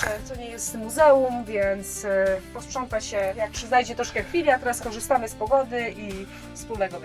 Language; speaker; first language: Polish; native; Polish